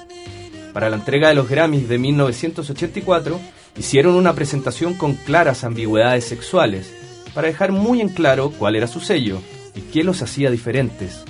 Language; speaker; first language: Spanish; native; Spanish